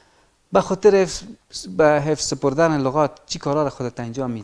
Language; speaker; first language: Persian; native; Persian